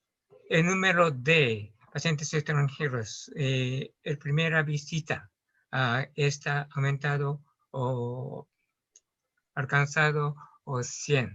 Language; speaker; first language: Spanish; non-native, learner; Japanese